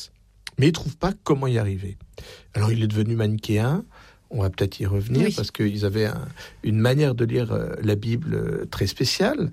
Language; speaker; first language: French; native; French